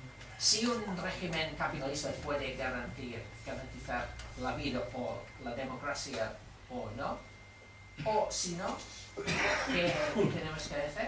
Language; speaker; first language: Spanish; non-native, fluent; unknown